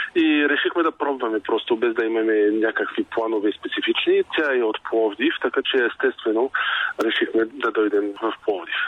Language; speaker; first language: Bulgarian; non-native, fluent; French